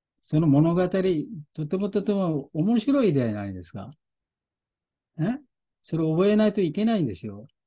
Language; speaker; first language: Japanese; non-native, fluent; Bangla